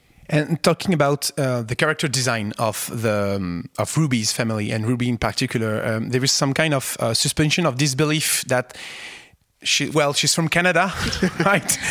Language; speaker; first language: English; non-native, fluent; French